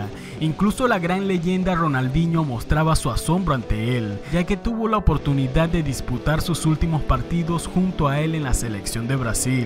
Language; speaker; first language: Spanish; native; Spanish